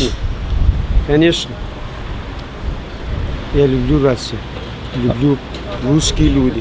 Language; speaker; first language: Russian; non-native, learner; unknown